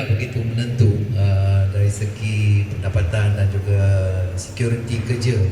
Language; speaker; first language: Malay; native; Malay